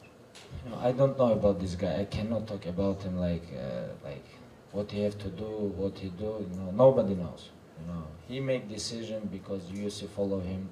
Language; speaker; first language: English; non-native, learner; Russian